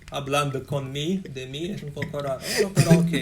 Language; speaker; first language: Spanish; non-native, learner; Russian